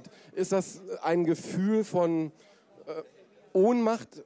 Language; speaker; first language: German; native; German